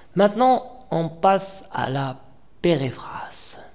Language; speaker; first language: French; non-native, local second language; Arabic